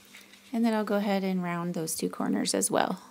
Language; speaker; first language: English; native; English